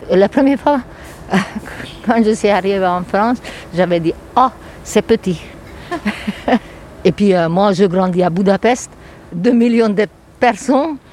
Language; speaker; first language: French; non-native, fluent; Hungarian